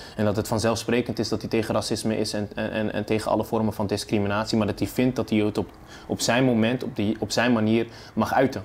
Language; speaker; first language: Dutch; early bilingual, other home language; Arabic